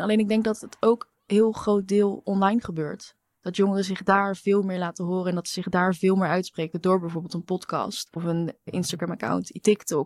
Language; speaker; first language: Dutch; native; Dutch